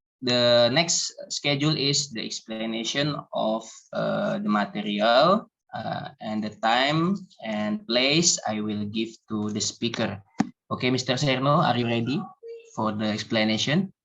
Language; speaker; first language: English; non-native, learner; Indonesian